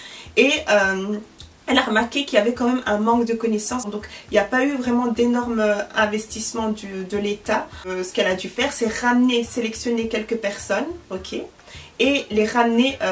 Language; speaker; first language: French; early bilingual, other home language; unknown